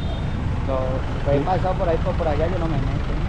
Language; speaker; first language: Spanish; native; Spanish